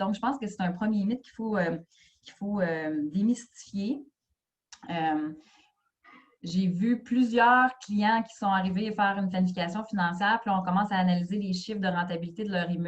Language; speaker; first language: French; native; French